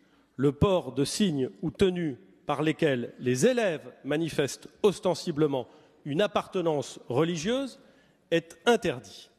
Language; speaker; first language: French; native; French